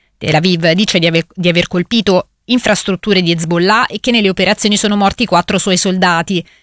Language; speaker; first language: Italian; native; Italian